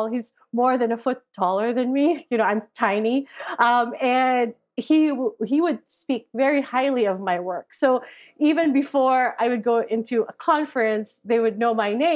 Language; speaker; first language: English; non-native, local second language; Filipino